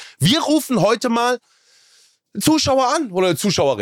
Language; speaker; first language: German; native; German